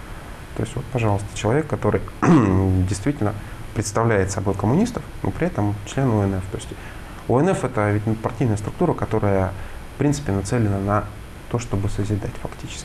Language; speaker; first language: Russian; native; Russian